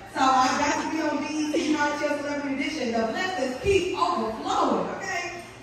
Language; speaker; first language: English; native; English